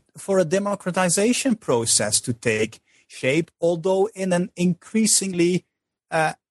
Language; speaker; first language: English; non-native, fluent; Dutch